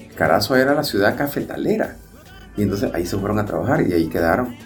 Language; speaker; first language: Spanish; native; Spanish